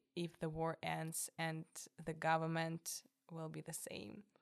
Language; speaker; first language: English; non-native, fluent; Russian